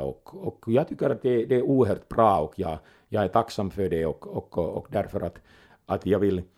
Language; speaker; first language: Swedish; non-native, local second language; Finnish